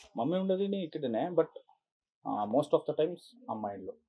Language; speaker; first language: Telugu; non-native, learner; Kannada